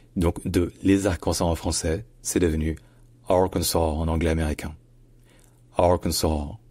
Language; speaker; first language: French; native; French